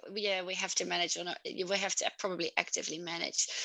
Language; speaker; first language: English; non-native, fluent; Dutch